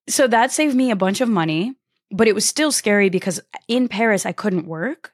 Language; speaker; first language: English; early bilingual, other home language; Portuguese